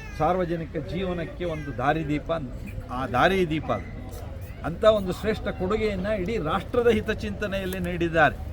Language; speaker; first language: Kannada; native; Kannada